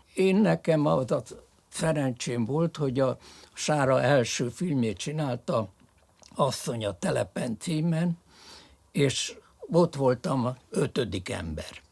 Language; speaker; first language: Hungarian; early bilingual, other home language; French